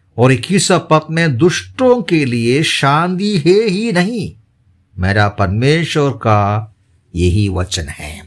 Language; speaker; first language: Hindi; non-native, local second language; Malayalam